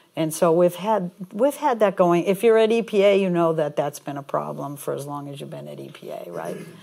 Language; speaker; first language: English; native; English